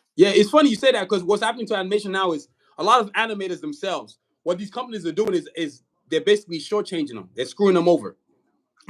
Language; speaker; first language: English; native; English